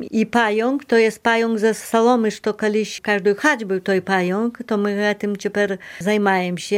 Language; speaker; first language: Polish; non-native, local second language; Belarusian